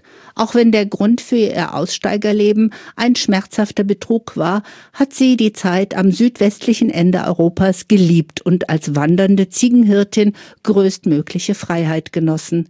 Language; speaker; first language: German; native; German